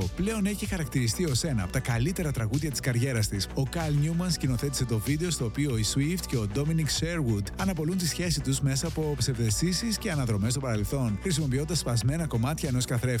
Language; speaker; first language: Greek; native; Greek